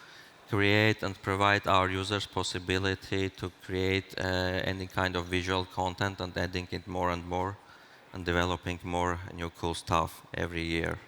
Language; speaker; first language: English; non-native, fluent; Armenian